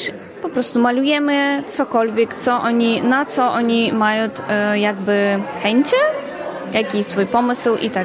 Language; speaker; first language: Polish; non-native, learner; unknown